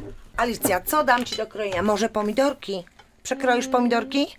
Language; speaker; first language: Polish; native; Polish